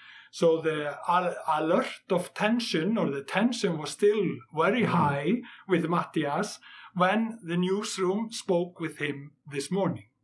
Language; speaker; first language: English; non-native, fluent; Icelandic